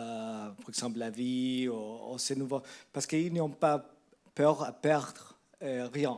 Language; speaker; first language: French; non-native, learner; Spanish